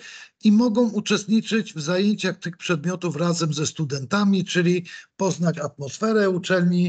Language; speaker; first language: Polish; native; Polish